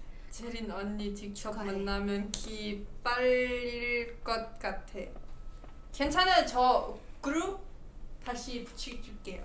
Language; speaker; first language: Korean; native; Korean